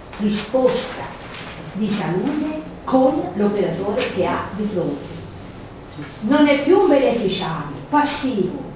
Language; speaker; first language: Italian; native; Italian